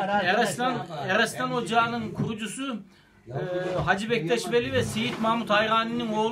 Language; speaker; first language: Turkish; native; Turkish